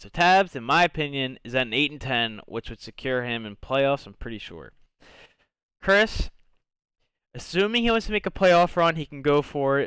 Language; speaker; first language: English; native; English